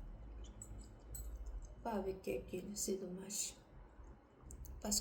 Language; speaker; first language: French; non-native, learner; Korean